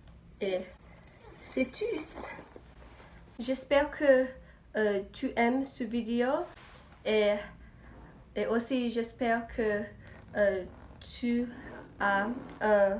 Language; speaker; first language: French; non-native, learner; English